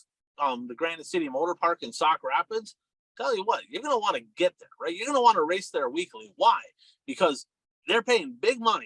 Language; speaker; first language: English; native; English